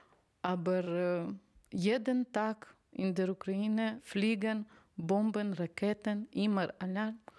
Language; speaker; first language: German; non-native, learner; Ukrainian